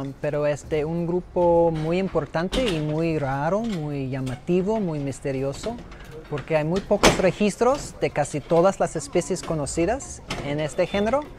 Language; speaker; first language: Spanish; non-native, fluent; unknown